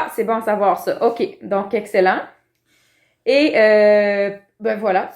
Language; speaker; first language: French; native; French